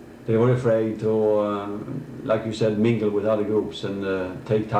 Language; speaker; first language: English; non-native, fluent; Swedish